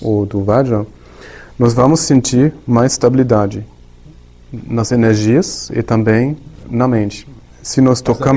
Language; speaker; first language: Portuguese; non-native, learner; German